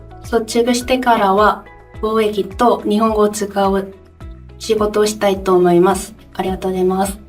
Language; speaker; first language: Japanese; non-native, fluent; Korean